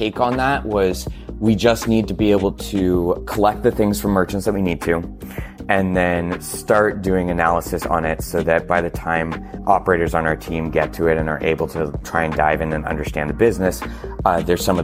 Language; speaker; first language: English; native; English